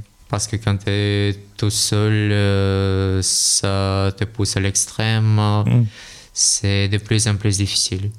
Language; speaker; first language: French; non-native, learner; Russian